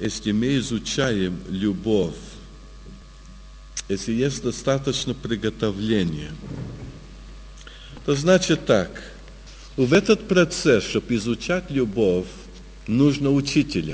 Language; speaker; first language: Russian; early bilingual, heritage; Russian